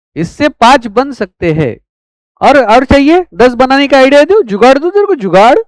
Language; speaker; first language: Hindi; non-native, local second language; Marathi